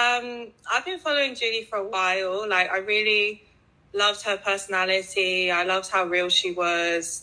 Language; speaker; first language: English; native; English